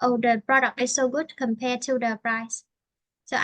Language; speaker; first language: English; non-native, fluent; Vietnamese